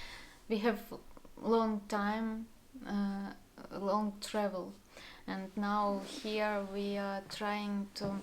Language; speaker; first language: English; non-native, learner; Russian